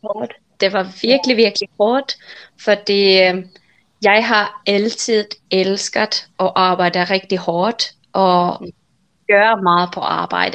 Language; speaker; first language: Danish; non-native, fluent; Finnish